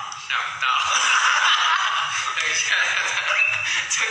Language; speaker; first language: Chinese; non-native, learner; Thai